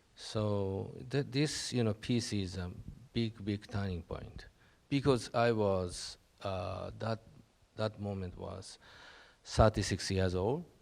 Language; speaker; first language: English; non-native, learner; Japanese